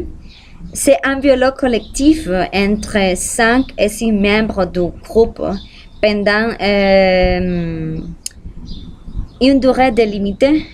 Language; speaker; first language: French; non-native, learner; Spanish